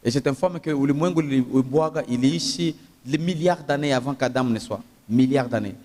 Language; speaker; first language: French; non-native, local second language; Swahili